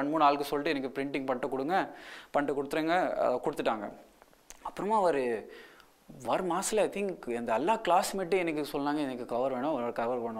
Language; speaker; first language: Tamil; non-native, local second language; Hindi